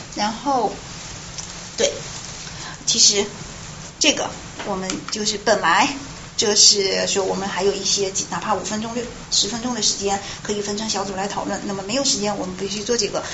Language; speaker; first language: Chinese; native; Chinese